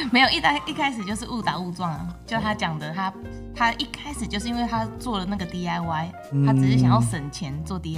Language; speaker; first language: Chinese; native; Chinese